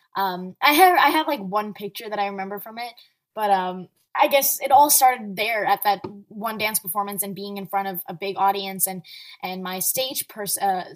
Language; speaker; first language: English; early bilingual, other home language; Arabic